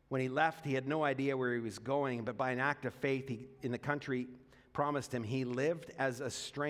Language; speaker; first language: English; native; English